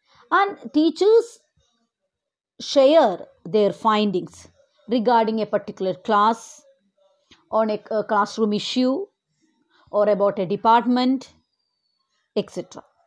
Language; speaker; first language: English; non-native, local second language; Malayalam